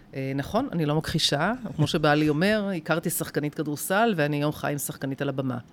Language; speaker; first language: Hebrew; native; Hebrew